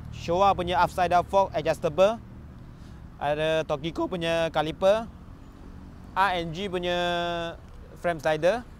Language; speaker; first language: Malay; non-native, local second language; Chinese